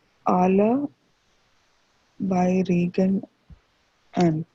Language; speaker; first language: German; non-native, learner; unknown